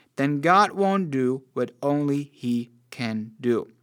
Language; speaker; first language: English; non-native, fluent; Dutch